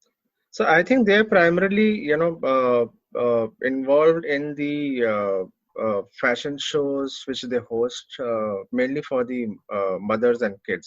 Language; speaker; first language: English; non-native, local second language; Hindi